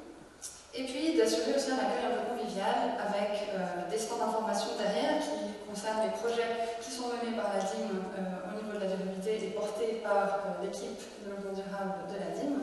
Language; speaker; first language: French; native; French